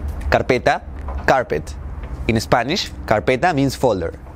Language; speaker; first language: English; non-native, fluent; Spanish